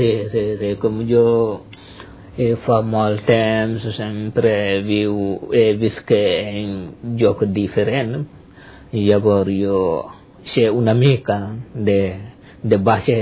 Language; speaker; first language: Catalan; non-native, learner; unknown